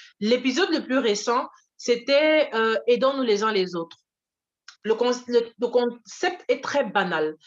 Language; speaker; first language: French; early bilingual, other home language; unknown